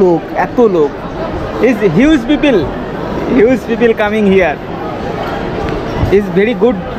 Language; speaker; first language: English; non-native, learner; Bangla